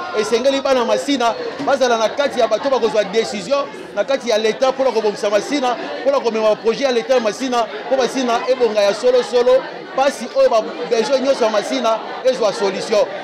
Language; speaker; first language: Lingala; native; Lingala